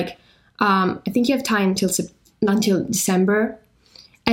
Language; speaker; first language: English; non-native, fluent; Italian